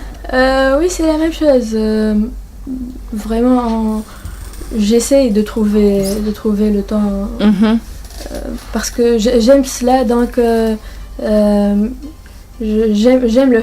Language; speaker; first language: French; non-native, local second language; Arabic